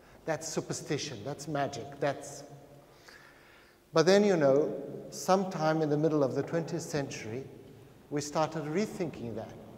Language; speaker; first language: English; non-native, fluent; Portuguese